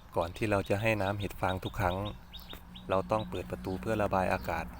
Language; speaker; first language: Thai; non-native, local second language; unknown